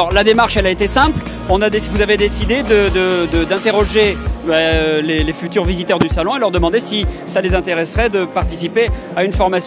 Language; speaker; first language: French; native; French